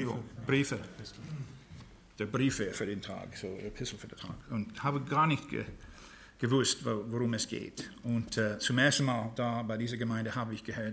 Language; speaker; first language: German; non-native, fluent; English